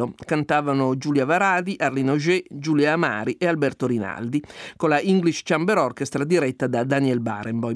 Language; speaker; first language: Italian; native; Italian